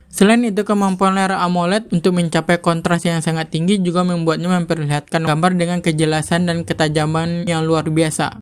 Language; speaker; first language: Indonesian; native; Indonesian